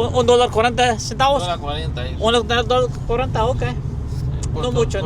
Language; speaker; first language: Spanish; non-native, learner; Pashto